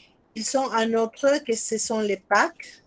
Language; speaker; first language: French; non-native, fluent; Spanish